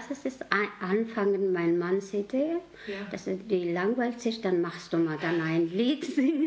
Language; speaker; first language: German; non-native, learner; Mongolian